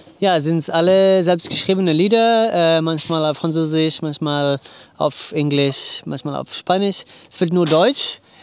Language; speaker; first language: German; non-native, fluent; French